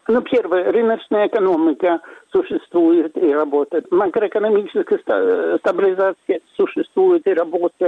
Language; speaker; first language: Russian; non-native, fluent; Swedish